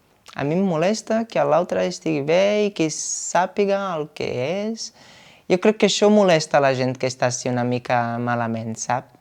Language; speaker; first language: Catalan; non-native, fluent; Portuguese